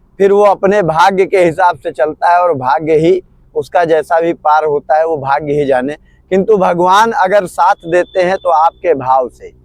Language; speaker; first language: Hindi; native; Hindi